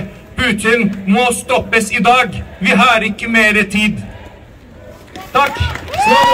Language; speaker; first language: Norwegian; non-native, fluent; Chechen